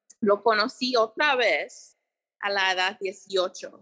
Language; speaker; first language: Spanish; early bilingual, heritage; Spanish